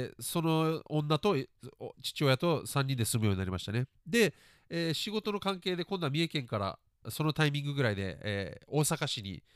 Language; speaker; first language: Japanese; early bilingual, other home language; English